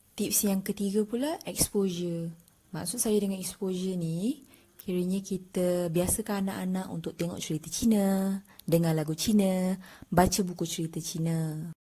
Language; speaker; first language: Malay; native; Malay